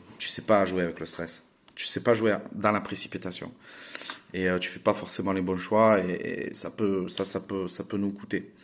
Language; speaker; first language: French; native; French